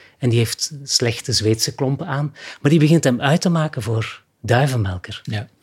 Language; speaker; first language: Dutch; native; Dutch